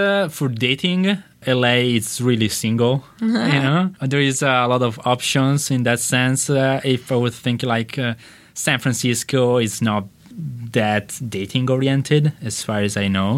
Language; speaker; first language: English; non-native, fluent; Italian